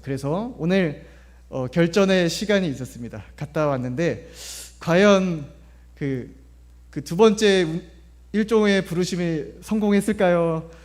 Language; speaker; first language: Korean; native; Korean